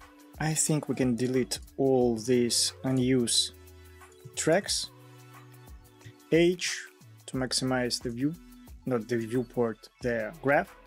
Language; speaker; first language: English; non-native, fluent; Russian